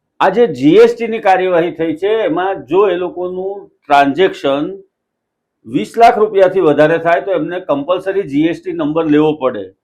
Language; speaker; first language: Gujarati; native; Gujarati